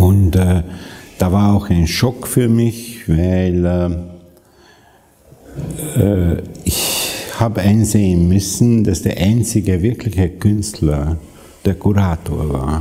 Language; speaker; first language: German; non-native, fluent; Hungarian